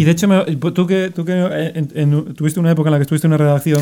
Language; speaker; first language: Spanish; native; Spanish